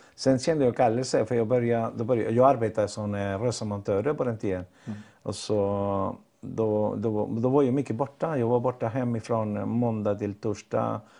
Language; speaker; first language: Swedish; non-native, fluent; Spanish